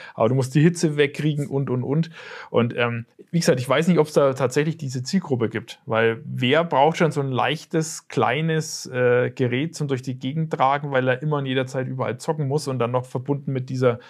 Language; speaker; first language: German; native; German